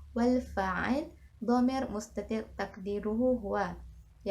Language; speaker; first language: Arabic; non-native, learner; Malay